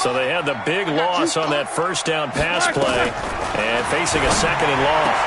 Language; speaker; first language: English; native; English